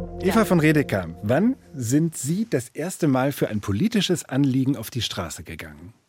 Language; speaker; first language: German; native; German